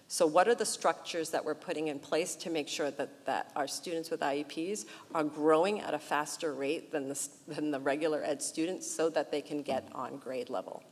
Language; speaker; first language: English; early bilingual, other home language; Portuguese